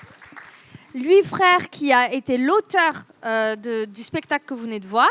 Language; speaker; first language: French; native; French